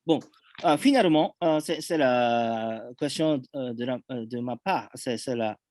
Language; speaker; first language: French; non-native, fluent; Japanese